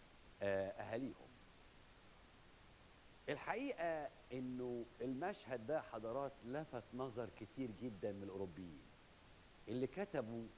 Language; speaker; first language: Arabic; native; Arabic